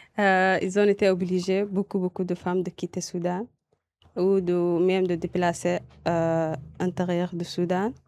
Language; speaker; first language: French; non-native, learner; Arabic